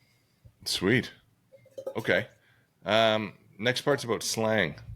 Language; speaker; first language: English; native; English